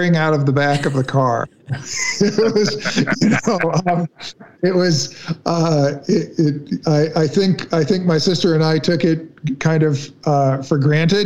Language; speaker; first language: English; native; English